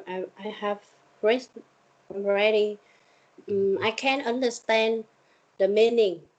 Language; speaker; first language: English; non-native, learner; Vietnamese